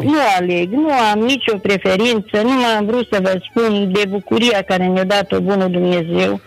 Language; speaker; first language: Romanian; native; Romanian